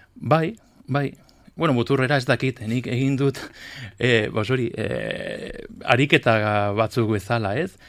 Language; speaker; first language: Basque; non-native, local second language; Spanish